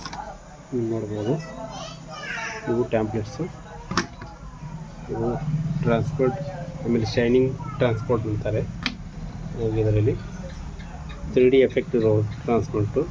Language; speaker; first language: Kannada; native; Kannada